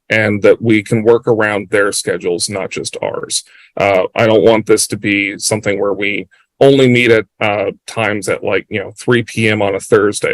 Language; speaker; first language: English; native; English